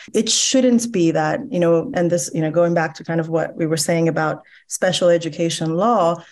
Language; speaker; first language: English; early bilingual, other home language; Persian